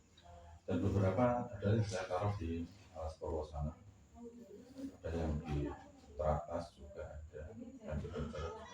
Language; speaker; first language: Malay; non-native, local second language; Javanese